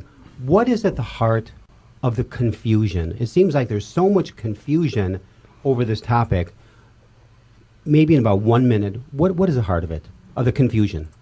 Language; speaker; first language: English; native; English